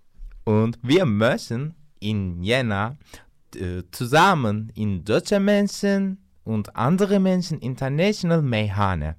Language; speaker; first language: German; non-native, learner; Turkish